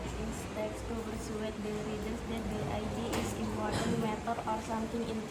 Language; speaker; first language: English; non-native, learner; Indonesian